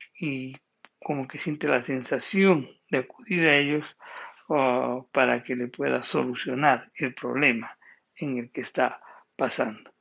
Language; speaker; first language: Spanish; native; Spanish